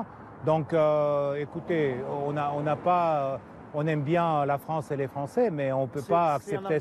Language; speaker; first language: French; non-native, fluent; Russian